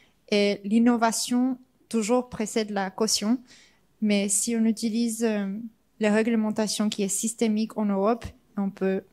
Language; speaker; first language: French; non-native, fluent; English